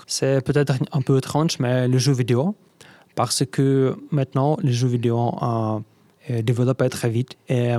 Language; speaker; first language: French; non-native, learner; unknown